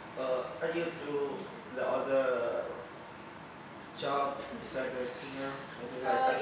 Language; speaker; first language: English; non-native, learner; Indonesian